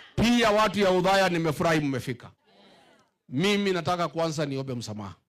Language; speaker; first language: Swahili; non-native, local second language; Kikuyu